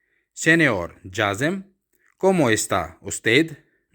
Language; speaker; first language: Spanish; non-native, fluent; Urdu